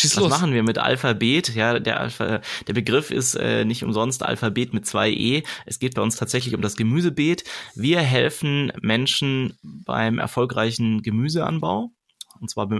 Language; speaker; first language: German; native; German